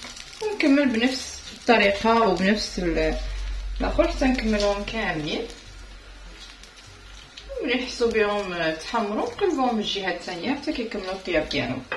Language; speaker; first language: Arabic; native; Arabic